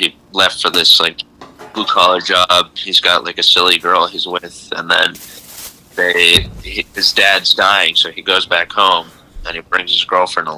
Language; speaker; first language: English; native; English